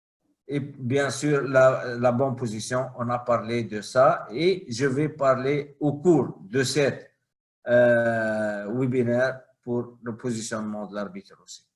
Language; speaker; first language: French; non-native, fluent; Arabic